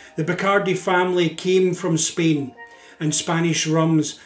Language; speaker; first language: English; native; English